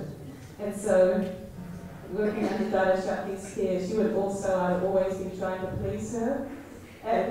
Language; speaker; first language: English; native; English